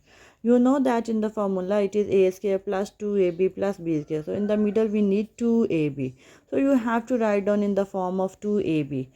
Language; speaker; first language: English; non-native, local second language; Urdu